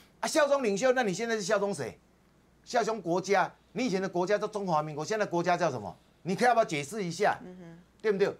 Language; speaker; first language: Chinese; native; Chinese